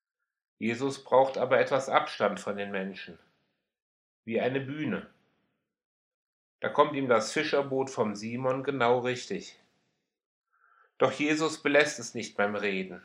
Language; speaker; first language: German; native; German